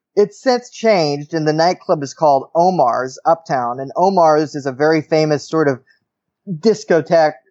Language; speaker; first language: English; native; English